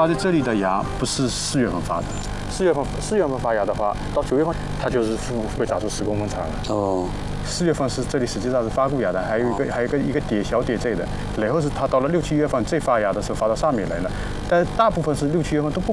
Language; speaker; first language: Chinese; native; Chinese